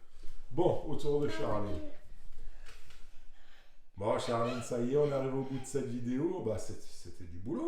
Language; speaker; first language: French; native; French